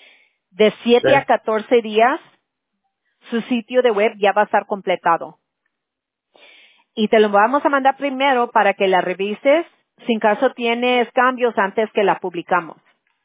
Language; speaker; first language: Spanish; early bilingual, heritage; Spanish